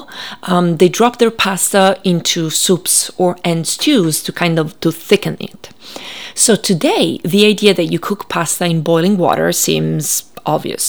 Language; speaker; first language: English; non-native, fluent; Italian